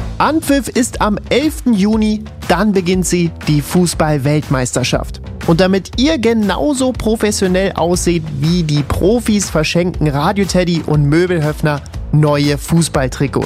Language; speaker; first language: German; native; German